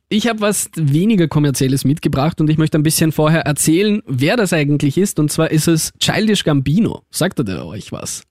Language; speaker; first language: German; early bilingual, other home language; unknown